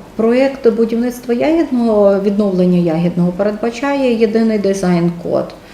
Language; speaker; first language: Ukrainian; native; Ukrainian